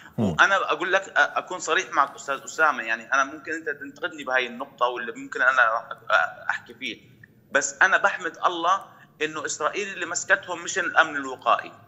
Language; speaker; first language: Arabic; native; Arabic